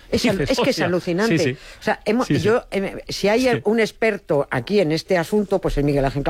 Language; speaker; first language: Spanish; native; Spanish